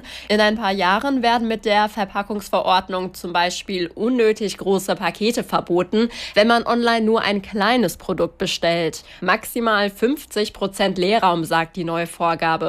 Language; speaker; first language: German; native; German